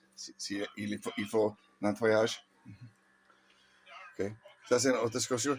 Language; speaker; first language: French; non-native, learner; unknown